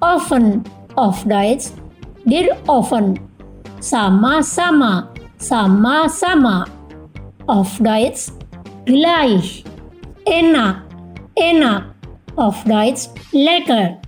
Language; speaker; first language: German; non-native, fluent; Indonesian